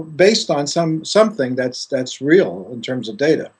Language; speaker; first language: English; non-native, fluent; Greek